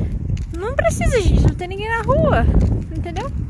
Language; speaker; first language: Portuguese; native; Portuguese